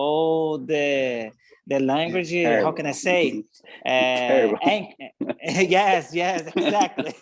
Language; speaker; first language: English; non-native, learner; Portuguese